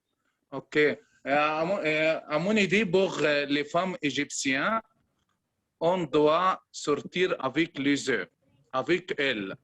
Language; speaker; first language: French; non-native, learner; Arabic